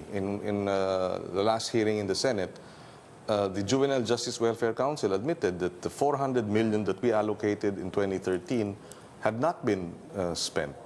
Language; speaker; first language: English; non-native, local second language; Filipino